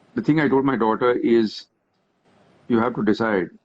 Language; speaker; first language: English; non-native, local second language; Hindi